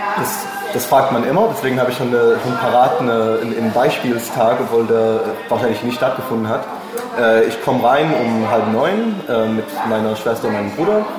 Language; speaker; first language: German; non-native, fluent; English